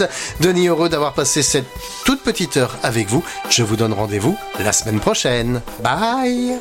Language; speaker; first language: French; native; French